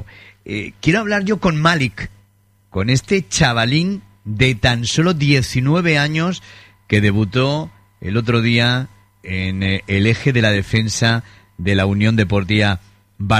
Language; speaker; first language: Spanish; native; Spanish